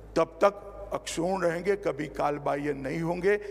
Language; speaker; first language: Hindi; non-native, local second language; Gujarati